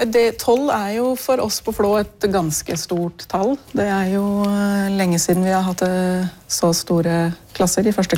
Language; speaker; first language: Norwegian; native; Norwegian